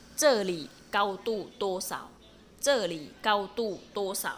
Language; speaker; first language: Chinese; non-native, fluent; Thai